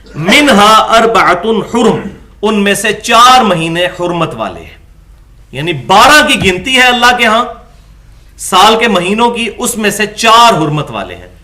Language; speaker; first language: Urdu; non-native, local second language; Punjabi